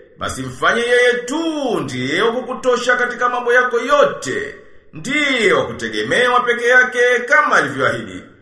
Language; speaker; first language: Swahili; native; Swahili